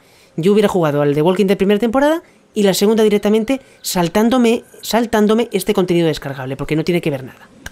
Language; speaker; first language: Spanish; native; Spanish